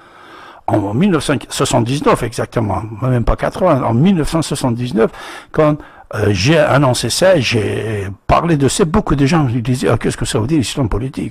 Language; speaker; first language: French; non-native, fluent; Persian